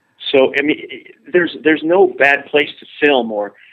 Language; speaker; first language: English; early bilingual, other home language; Spanish